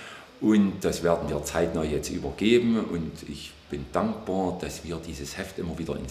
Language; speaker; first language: German; native; German